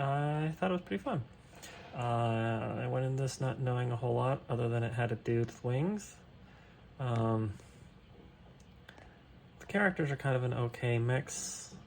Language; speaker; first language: English; native; English